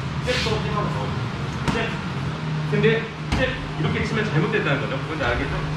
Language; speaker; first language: Korean; native; Korean